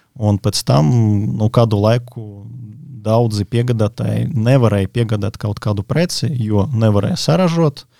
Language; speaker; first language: Latvian; non-native, local second language; Russian